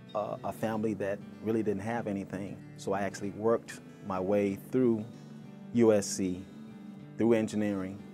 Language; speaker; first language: English; native; English